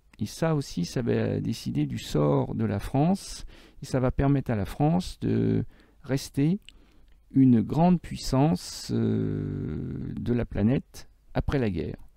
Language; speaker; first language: French; native; French